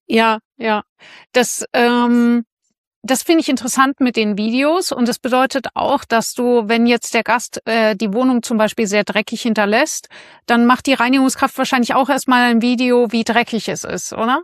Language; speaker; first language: German; native; German